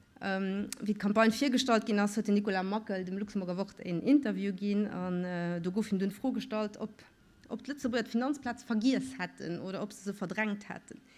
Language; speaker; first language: Luxembourgish; native; Luxembourgish